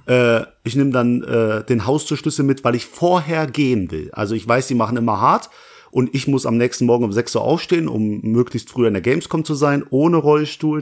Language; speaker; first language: German; native; German